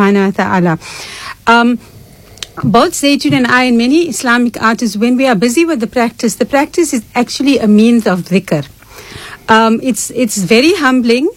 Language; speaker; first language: English; native; English